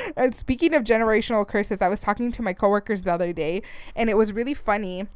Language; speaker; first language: English; early bilingual, other home language; Spanish